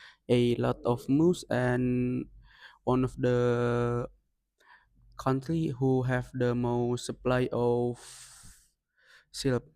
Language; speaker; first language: English; non-native, learner; Indonesian